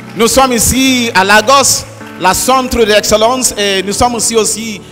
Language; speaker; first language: French; non-native, learner; Yoruba